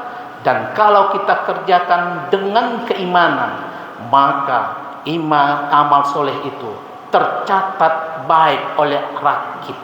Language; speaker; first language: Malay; non-native, local second language; Minangkabau